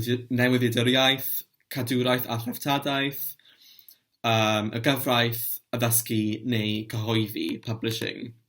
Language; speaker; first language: Welsh; non-native, local second language; English